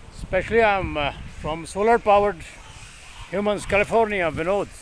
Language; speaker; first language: English; non-native, local second language; Punjabi